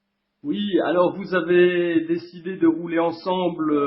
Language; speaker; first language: French; native; French